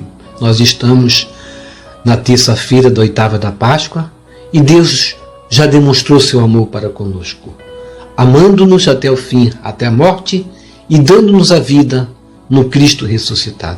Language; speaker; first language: Portuguese; native; Portuguese